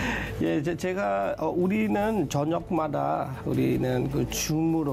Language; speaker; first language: Korean; non-native, learner; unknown